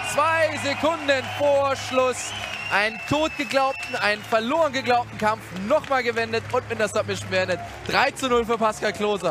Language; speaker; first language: German; native; German